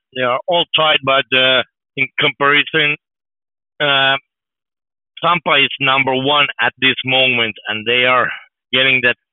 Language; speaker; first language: English; non-native, fluent; Finnish